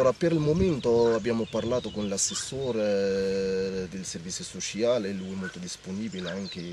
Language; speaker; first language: Italian; non-native, learner; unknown